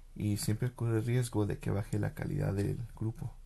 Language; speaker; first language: Spanish; early bilingual, heritage; Spanish